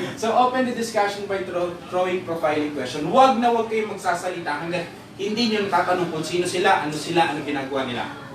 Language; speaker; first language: Filipino; native; Filipino